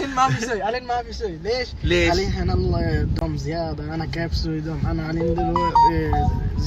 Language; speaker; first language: Arabic; non-native, learner; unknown